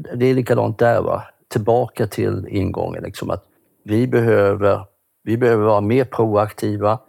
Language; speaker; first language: Swedish; native; Swedish